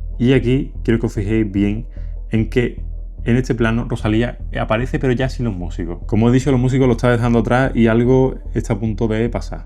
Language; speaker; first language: Spanish; native; Spanish